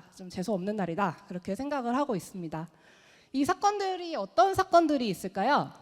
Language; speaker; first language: Korean; native; Korean